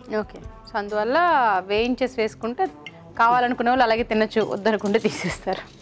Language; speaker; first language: Telugu; native; Telugu